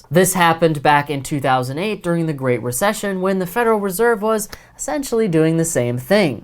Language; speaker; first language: English; native; English